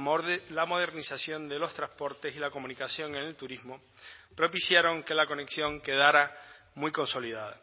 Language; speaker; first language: Spanish; native; Spanish